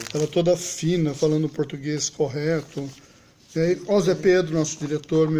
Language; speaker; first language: Portuguese; native; Portuguese